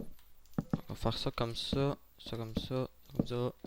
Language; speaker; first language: French; native; French